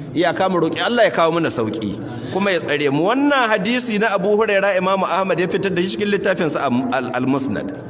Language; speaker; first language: Hausa; native; Hausa